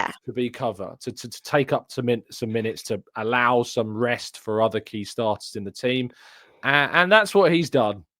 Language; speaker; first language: English; native; English